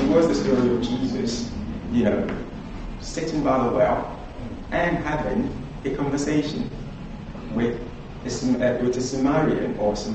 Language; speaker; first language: English; non-native, local second language; Yoruba